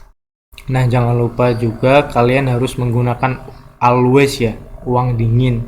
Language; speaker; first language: Indonesian; native; Indonesian